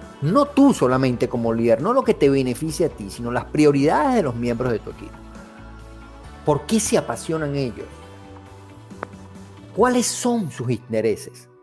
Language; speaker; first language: Spanish; native; Spanish